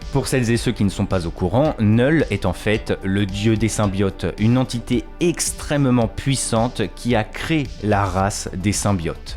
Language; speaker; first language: French; native; French